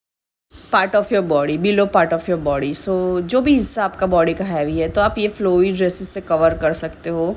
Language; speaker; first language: Hindi; native; Hindi